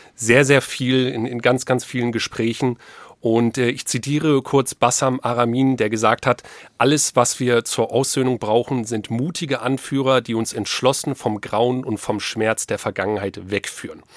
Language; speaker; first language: German; native; German